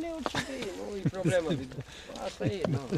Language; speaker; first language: Romanian; native; Romanian